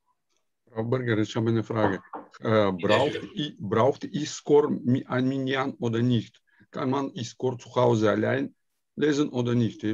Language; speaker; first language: German; non-native, learner; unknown